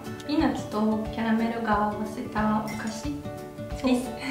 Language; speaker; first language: Japanese; non-native, learner; Russian